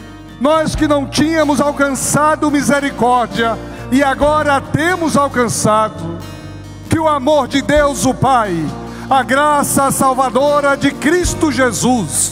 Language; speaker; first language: Portuguese; native; Portuguese